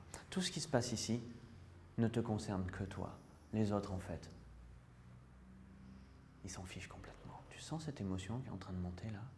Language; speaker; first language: French; native; French